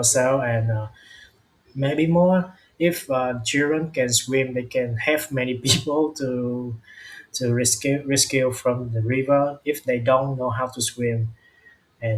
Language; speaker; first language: English; non-native, learner; Vietnamese